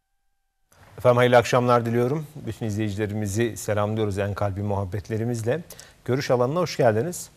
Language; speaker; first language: Turkish; native; Turkish